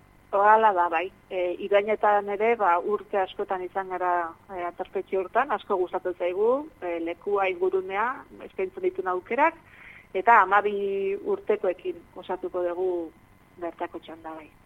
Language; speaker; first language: Basque; native; Basque